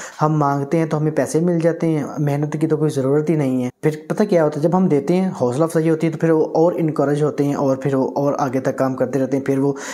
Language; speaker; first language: Urdu; non-native, local second language; Punjabi